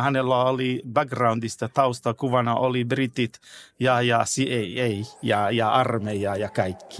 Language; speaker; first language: Finnish; non-native, fluent; Persian